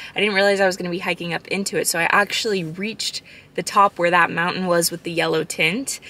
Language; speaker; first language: English; native; English